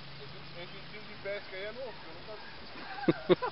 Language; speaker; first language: Portuguese; native; Portuguese